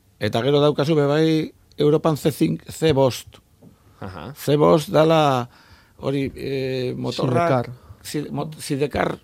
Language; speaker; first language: Basque; non-native, local second language; Spanish